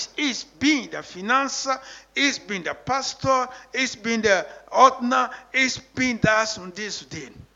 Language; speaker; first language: German; non-native, learner; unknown